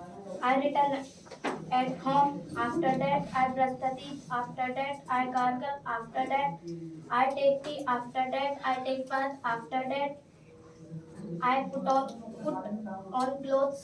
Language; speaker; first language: English; non-native, learner; Hindi